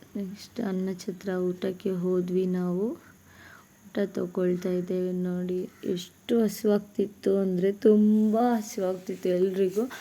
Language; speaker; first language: Kannada; non-native, local second language; Tulu